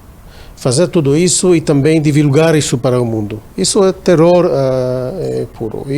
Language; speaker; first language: Portuguese; non-native, fluent; Hebrew